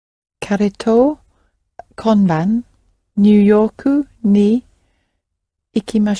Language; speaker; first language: Japanese; non-native, learner; English